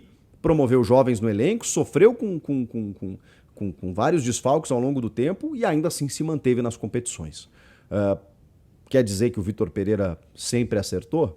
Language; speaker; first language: Portuguese; native; Portuguese